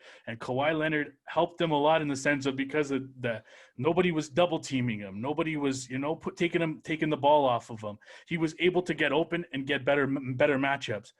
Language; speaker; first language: English; native; English